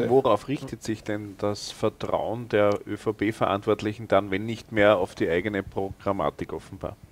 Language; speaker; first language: German; native; German